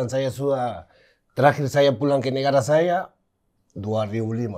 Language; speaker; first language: Indonesian; non-native, fluent; Spanish